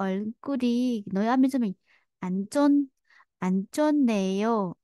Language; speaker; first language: Korean; non-native, fluent; Vietnamese